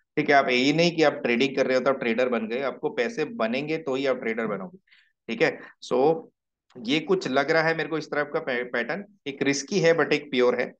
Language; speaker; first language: Hindi; native; Hindi